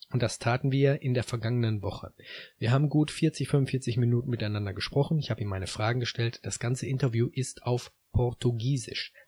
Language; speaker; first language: German; native; German